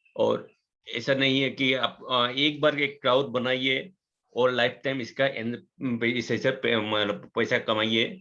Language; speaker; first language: Hindi; non-native, local second language; Assamese